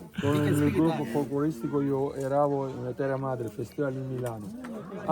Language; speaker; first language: Italian; non-native, learner; Georgian